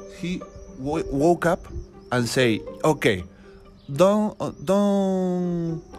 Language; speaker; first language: English; non-native, learner; Spanish